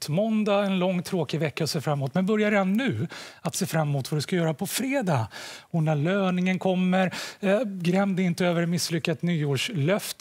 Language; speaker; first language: Swedish; native; Swedish